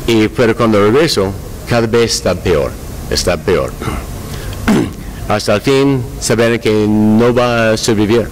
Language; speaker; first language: Spanish; non-native, learner; English